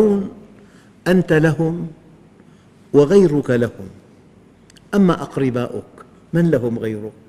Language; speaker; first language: Arabic; native; Arabic